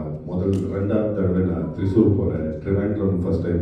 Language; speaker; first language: Tamil; non-native, fluent; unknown